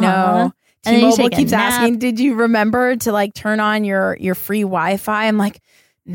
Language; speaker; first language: English; native; English